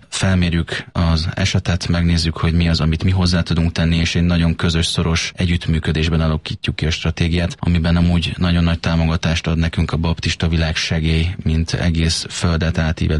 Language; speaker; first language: Hungarian; native; Hungarian